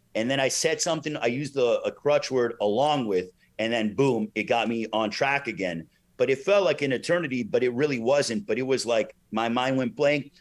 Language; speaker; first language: English; native; English